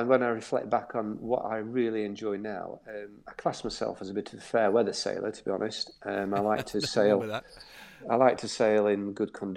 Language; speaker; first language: English; native; English